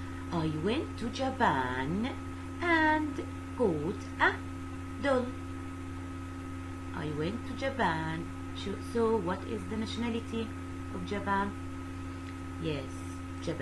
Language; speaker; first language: English; non-native, fluent; Arabic